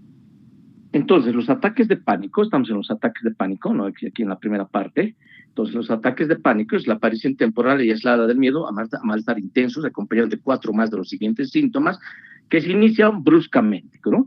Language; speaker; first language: Spanish; native; Spanish